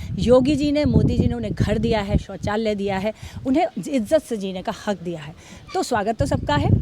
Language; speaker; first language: Hindi; native; Hindi